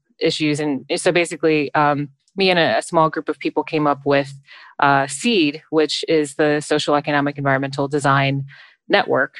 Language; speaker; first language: English; native; English